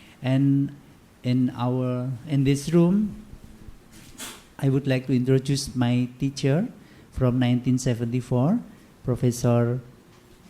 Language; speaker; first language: English; non-native, learner; Indonesian